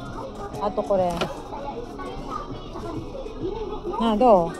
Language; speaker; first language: Japanese; non-native, learner; Filipino